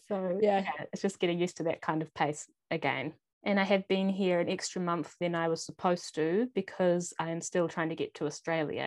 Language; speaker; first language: English; native; English